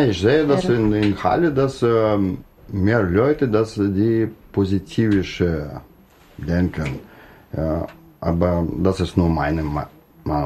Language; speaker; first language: German; non-native, learner; Russian